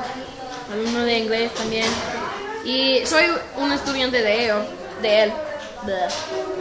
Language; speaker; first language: Spanish; non-native, fluent; English